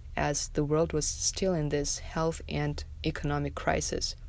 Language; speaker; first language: English; non-native, fluent; Tajik